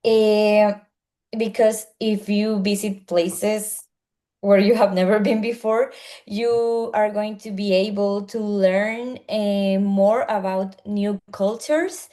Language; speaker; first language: English; non-native, learner; Spanish